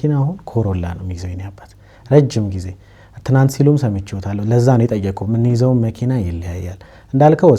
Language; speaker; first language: Amharic; native; Amharic